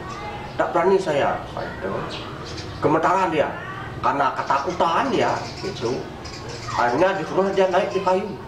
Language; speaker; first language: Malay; non-native, local second language; Balinese